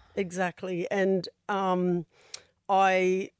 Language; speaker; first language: English; native; English